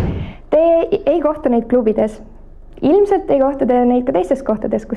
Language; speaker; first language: Estonian; native; Estonian